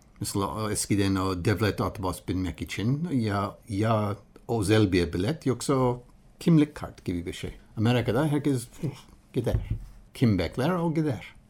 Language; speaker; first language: Turkish; non-native, learner; English